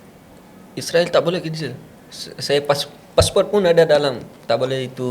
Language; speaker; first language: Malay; non-native, learner; Punjabi